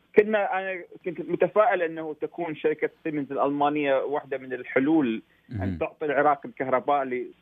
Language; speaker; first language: Arabic; native; Arabic